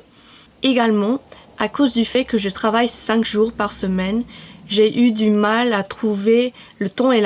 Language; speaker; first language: French; non-native, fluent; English